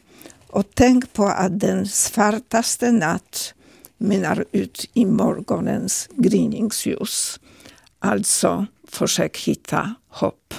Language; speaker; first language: Swedish; non-native, fluent; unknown